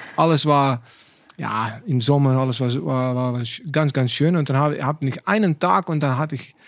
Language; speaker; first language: German; non-native, learner; Dutch